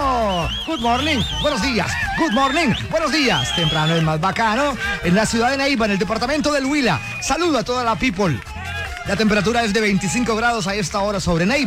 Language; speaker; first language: Spanish; native; Spanish